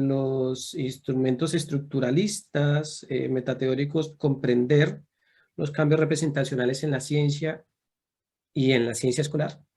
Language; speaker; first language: Spanish; native; Spanish